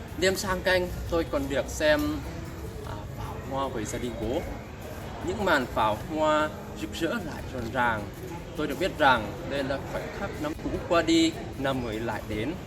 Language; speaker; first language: Vietnamese; non-native, fluent; Lao